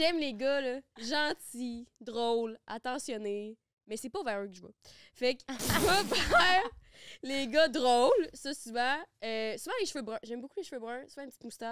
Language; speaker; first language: French; native; French